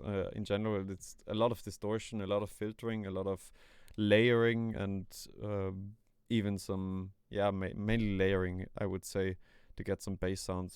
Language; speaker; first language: English; non-native, fluent; German